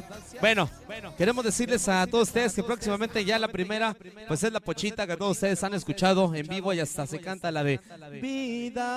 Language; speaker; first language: Spanish; native; Spanish